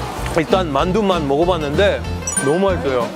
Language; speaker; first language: Korean; non-native, fluent; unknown